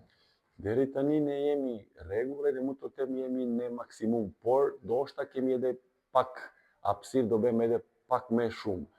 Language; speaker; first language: Albanian; non-native, fluent; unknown